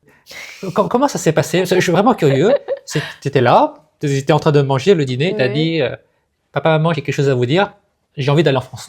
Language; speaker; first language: French; native; French